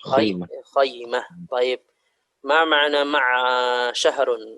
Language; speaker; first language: Arabic; non-native, fluent; Indonesian